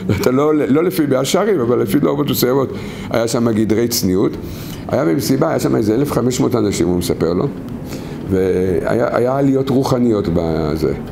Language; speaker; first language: Hebrew; native; Hebrew